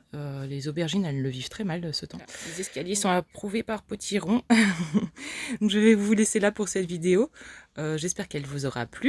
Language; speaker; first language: French; native; French